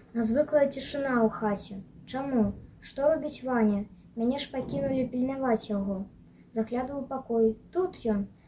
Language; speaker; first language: Belarusian; native; Belarusian